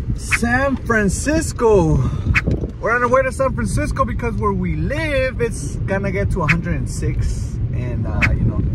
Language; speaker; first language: English; early bilingual, other home language; Spanish